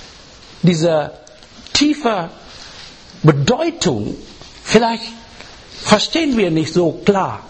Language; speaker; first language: German; non-native, learner; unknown